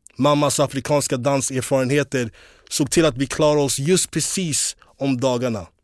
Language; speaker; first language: Swedish; early bilingual, other home language; English